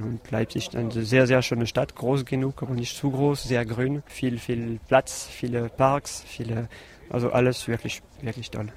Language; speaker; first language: German; non-native, fluent; French